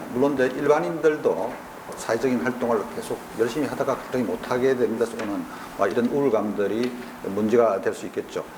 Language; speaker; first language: Korean; native; Korean